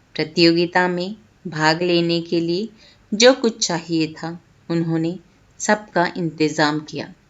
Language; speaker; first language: Hindi; non-native, local second language; Malayalam